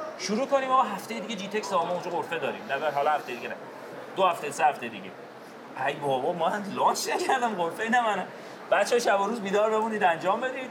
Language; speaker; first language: Persian; non-native, local second language; Azerbaijani